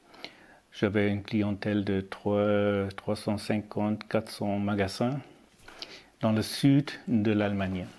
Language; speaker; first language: French; non-native, learner; German